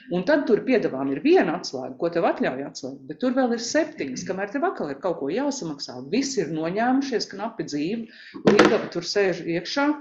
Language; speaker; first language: Latvian; native; Latvian